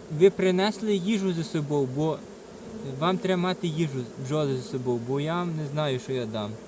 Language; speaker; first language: Ukrainian; native; Ukrainian